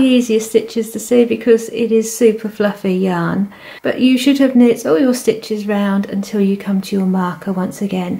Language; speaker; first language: English; native; English